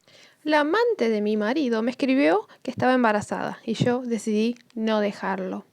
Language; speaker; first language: Spanish; native; Spanish